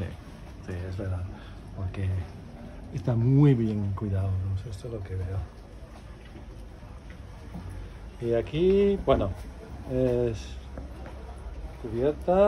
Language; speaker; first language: Spanish; non-native, fluent; English